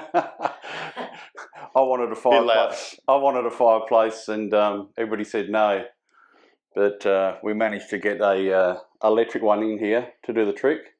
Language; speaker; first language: English; native; English